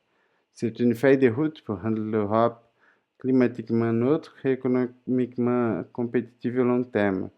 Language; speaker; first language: French; non-native, learner; Portuguese